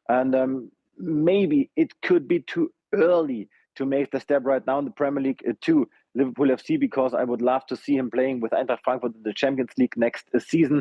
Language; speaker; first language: English; non-native, fluent; German